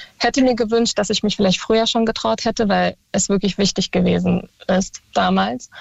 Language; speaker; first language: German; early bilingual, other home language; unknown